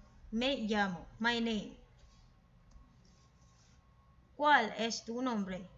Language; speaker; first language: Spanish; non-native, fluent; Filipino